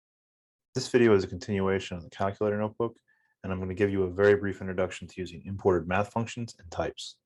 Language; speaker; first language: English; native; English